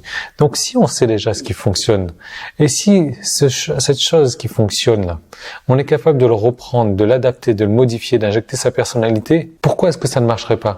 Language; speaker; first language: French; native; French